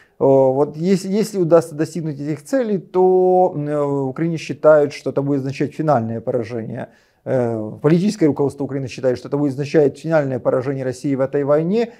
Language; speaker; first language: Russian; native; Russian